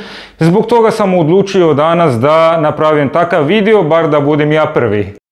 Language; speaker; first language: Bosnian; non-native, fluent; Arabic